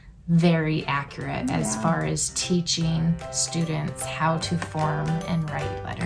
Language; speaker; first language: English; native; English